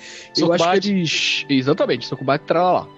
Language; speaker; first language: Portuguese; native; Portuguese